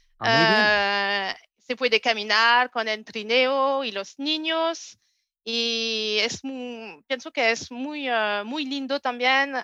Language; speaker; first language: Spanish; non-native, learner; French